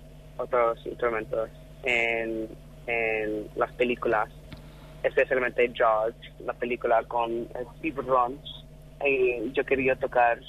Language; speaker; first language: Spanish; non-native, fluent; English